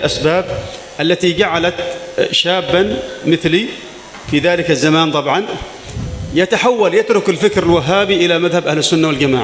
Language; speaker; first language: Arabic; native; Arabic